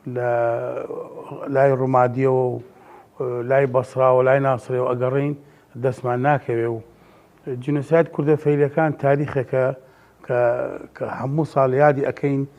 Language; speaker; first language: Central Kurdish; non-native, local second language; Southern Kurdish